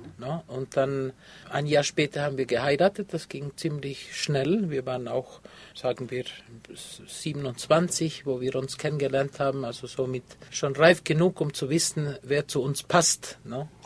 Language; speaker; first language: German; early bilingual, heritage; Spanish